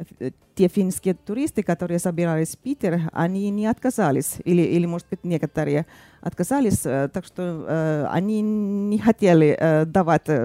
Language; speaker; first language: Russian; non-native, fluent; Finnish